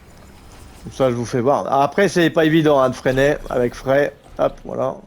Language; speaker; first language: French; native; French